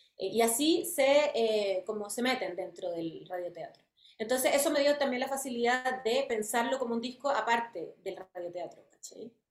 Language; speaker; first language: Spanish; native; Spanish